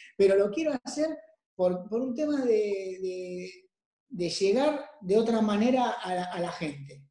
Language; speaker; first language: Spanish; native; Spanish